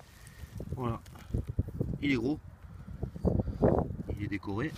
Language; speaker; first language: French; native; French